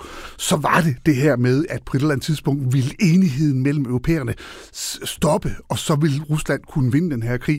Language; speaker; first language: Danish; native; Danish